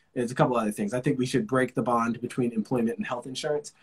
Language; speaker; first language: English; native; English